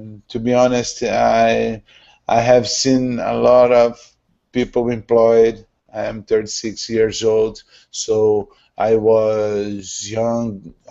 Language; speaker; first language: English; non-native, learner; Portuguese